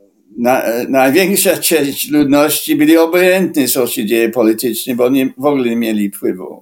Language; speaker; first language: Polish; non-native, fluent; English